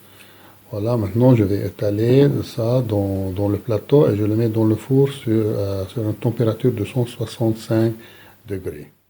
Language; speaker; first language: French; non-native, local second language; Arabic